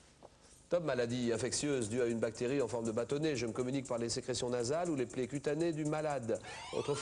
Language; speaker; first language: French; native; French